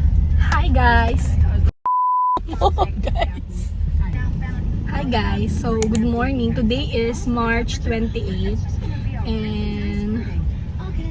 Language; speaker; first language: English; non-native, local second language; Filipino